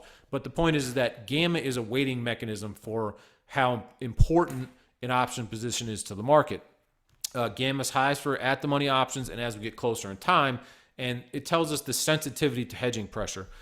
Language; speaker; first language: English; native; English